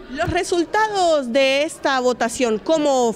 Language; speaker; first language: Spanish; native; Spanish